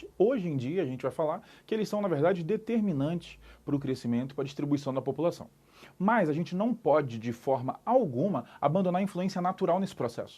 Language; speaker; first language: Portuguese; native; Portuguese